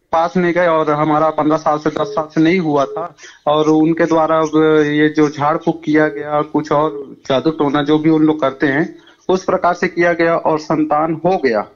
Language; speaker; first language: Hindi; native; Hindi